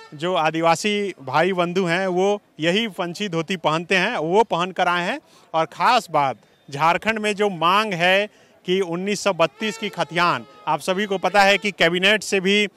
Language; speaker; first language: Hindi; native; Hindi